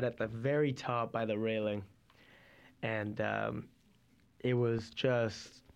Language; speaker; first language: English; native; English